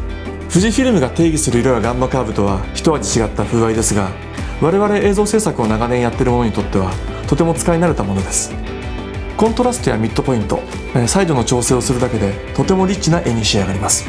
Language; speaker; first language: Japanese; native; Japanese